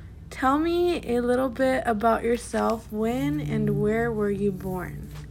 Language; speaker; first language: English; early bilingual, other home language; Spanish